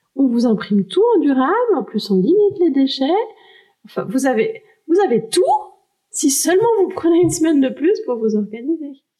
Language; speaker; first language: French; early bilingual, heritage; French